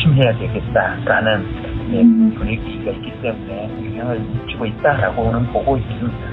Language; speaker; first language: Korean; native; Korean